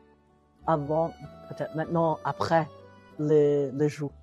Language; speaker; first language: French; non-native, learner; Chinese